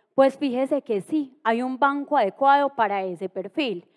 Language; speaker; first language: Spanish; native; Spanish